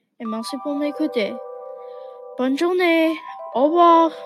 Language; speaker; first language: French; non-native, learner; English